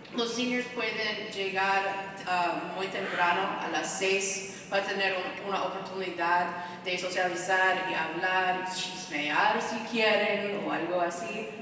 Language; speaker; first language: Spanish; non-native, fluent; English